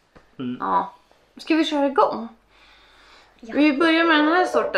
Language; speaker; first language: Swedish; native; Swedish